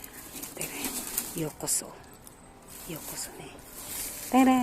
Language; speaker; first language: Japanese; non-native, learner; Filipino